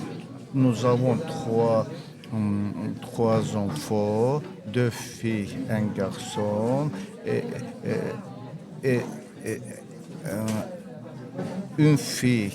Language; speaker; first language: French; non-native, learner; Armenian